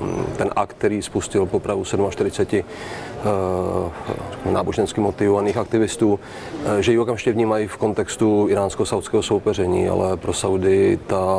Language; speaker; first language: Czech; native; Czech